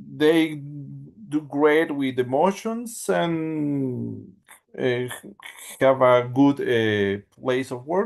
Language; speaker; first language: English; non-native, learner; Spanish